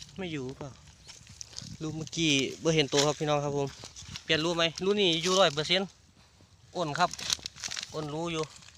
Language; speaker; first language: Thai; native; Thai